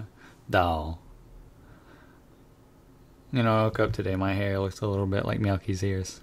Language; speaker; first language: English; native; English